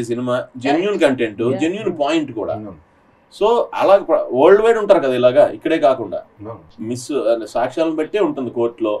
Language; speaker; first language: Telugu; native; Telugu